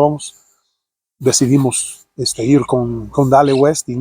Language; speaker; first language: Spanish; non-native, fluent; English